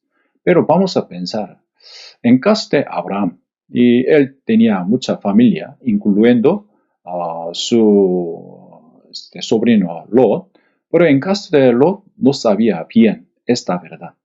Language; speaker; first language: Spanish; non-native, fluent; Korean